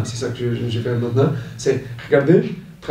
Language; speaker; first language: French; non-native, fluent; Portuguese